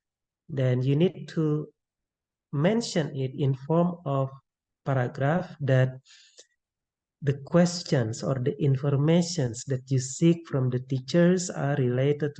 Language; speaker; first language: English; non-native, local second language; Indonesian